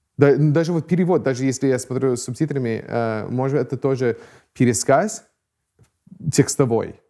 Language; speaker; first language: Russian; non-native, fluent; English